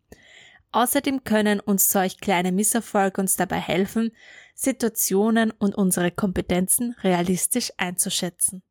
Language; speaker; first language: German; native; German